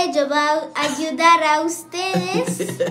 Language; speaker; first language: Spanish; non-native, learner; Haitian Creole